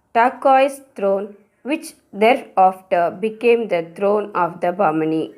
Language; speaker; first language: English; non-native, local second language; Tamil